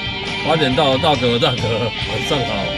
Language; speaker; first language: Chinese; native; Chinese